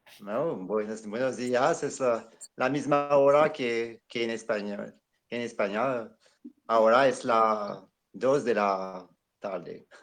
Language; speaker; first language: Spanish; non-native, learner; French